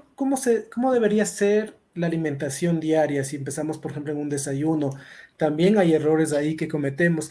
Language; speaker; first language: Spanish; native; Spanish